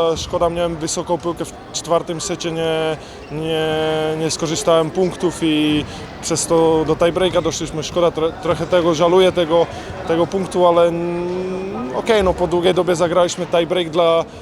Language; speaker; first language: Polish; non-native, fluent; Ukrainian